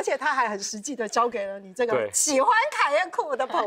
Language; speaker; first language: Chinese; native; Chinese